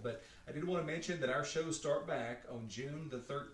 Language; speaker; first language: English; native; English